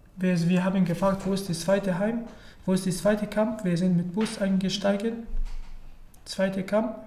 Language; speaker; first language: German; non-native, fluent; Arabic